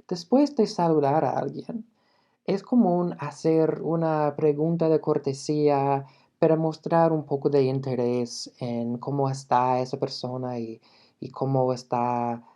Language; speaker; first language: Spanish; non-native, fluent; English